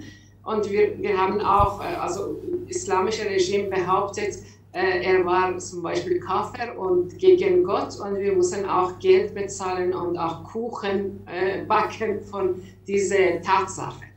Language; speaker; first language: German; non-native, learner; Persian